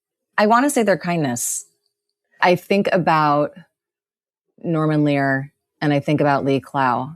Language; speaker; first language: English; native; English